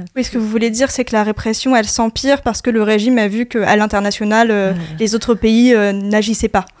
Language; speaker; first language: French; native; French